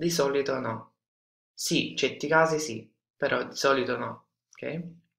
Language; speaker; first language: Italian; non-native, fluent; English